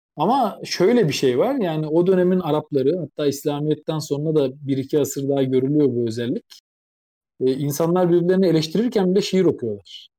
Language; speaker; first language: Turkish; native; Turkish